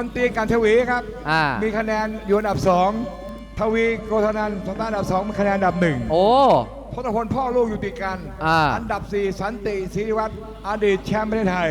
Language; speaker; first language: Thai; native; Thai